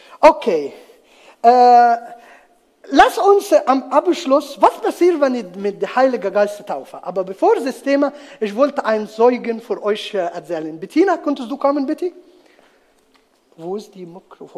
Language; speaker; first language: German; non-native, learner; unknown